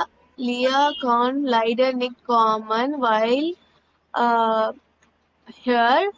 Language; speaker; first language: German; non-native, learner; Tamil